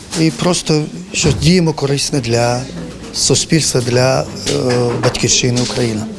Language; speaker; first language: Ukrainian; non-native, fluent; Georgian